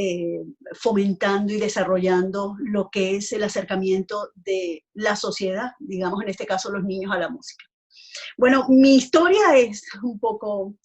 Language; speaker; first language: Spanish; native; Spanish